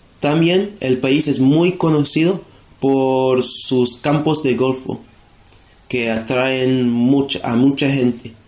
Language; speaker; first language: Spanish; non-native, fluent; English